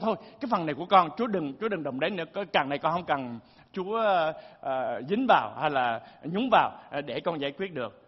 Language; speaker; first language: Vietnamese; early bilingual, heritage; Vietnamese